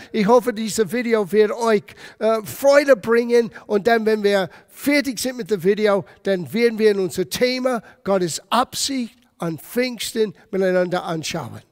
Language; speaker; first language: German; non-native, fluent; English